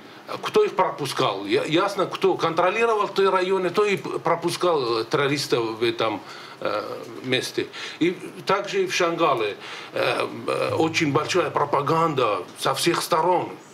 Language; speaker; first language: Russian; native; Russian